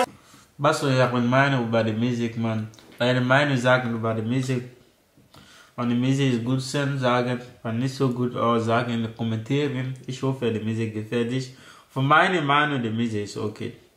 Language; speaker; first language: German; non-native, learner; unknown